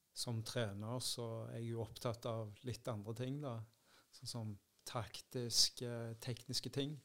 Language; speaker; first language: Norwegian; early bilingual, other home language; Dutch